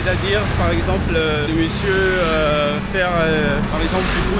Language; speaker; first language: French; non-native, local second language; Malagasy